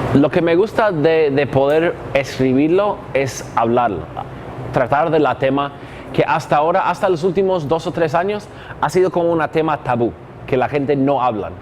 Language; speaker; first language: Spanish; non-native, fluent; English